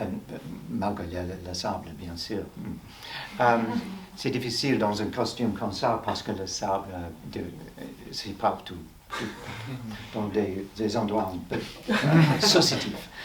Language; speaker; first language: French; non-native, learner; English